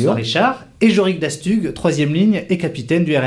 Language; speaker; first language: French; native; French